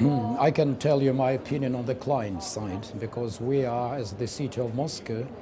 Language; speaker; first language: English; non-native, fluent; Russian